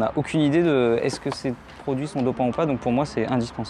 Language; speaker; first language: French; native; French